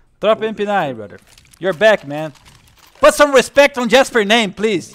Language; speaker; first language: English; non-native, fluent; Portuguese